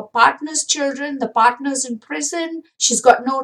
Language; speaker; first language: English; non-native, local second language; Marathi